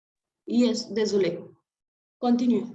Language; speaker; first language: French; non-native, fluent; Hindi